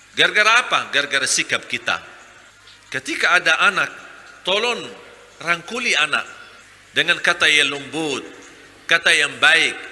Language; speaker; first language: Malay; non-native, fluent; Arabic